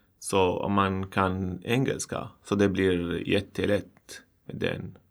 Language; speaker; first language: Swedish; non-native, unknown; Arabic